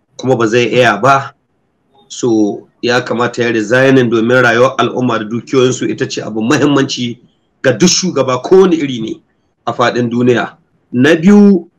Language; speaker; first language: Hausa; native; Hausa